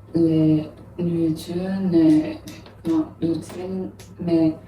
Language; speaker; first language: French; non-native, learner; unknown